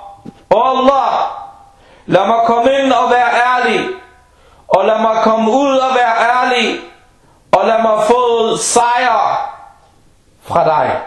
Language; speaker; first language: Danish; early bilingual, other home language; Urdu